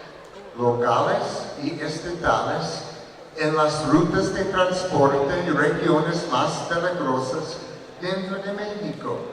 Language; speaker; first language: Spanish; non-native, learner; English